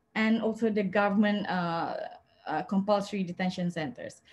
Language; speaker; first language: English; non-native, local second language; Malay